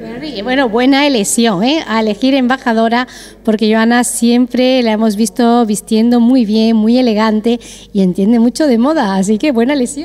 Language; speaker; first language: Spanish; native; Spanish